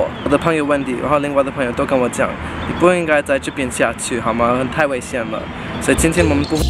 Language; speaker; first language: Chinese; non-native, fluent; Hindi